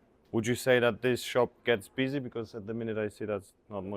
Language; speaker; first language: English; non-native, fluent; Polish